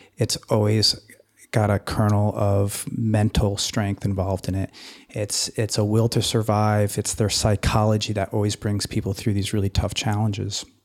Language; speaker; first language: English; native; English